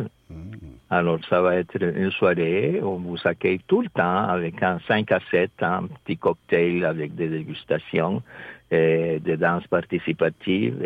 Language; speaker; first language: French; non-native, fluent; Spanish